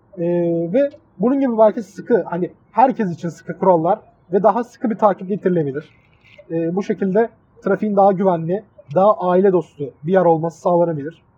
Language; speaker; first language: Turkish; native; Turkish